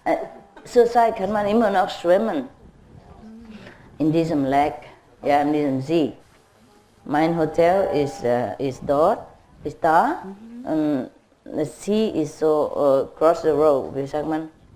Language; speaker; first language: German; non-native, learner; Vietnamese